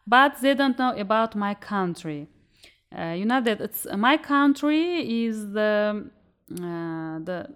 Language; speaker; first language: English; non-native, fluent; Uzbek